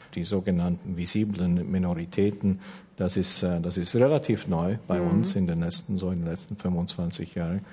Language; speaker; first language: German; early bilingual, heritage; German